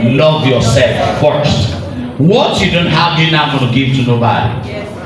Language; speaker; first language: English; non-native, local second language; Yoruba